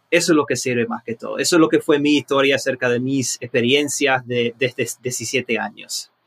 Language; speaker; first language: Spanish; early bilingual, heritage; Spanish